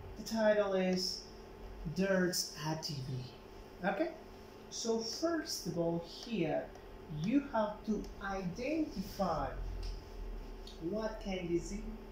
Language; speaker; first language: English; non-native, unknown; Spanish